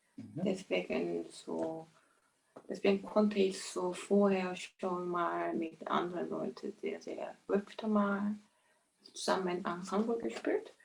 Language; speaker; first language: German; non-native, fluent; Korean